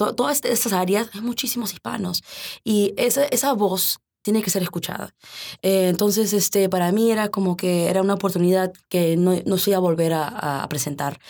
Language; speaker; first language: Spanish; early bilingual, heritage; Spanish